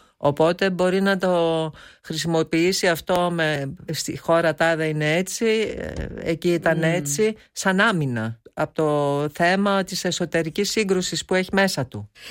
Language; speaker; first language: Greek; native; Greek